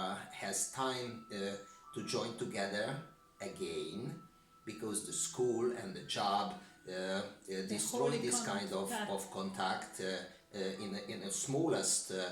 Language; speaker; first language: English; non-native, learner; Hungarian